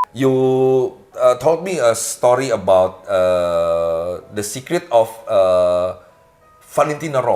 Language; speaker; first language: English; non-native, learner; Indonesian